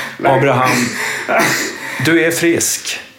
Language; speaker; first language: Swedish; native; Swedish